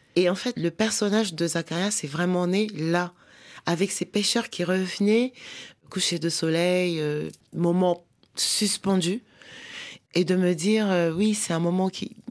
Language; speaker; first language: French; native; French